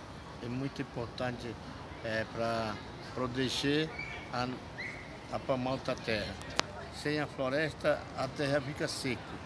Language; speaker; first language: Portuguese; non-native, local second language; Yanomámi